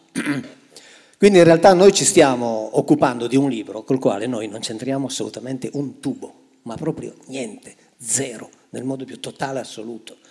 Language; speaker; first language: Italian; native; Italian